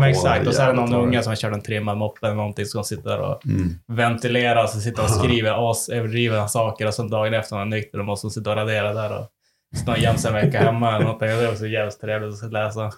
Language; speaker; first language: Swedish; native; Swedish